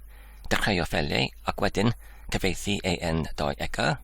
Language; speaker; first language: Welsh; non-native, learner; English